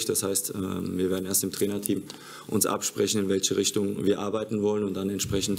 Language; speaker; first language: German; native; German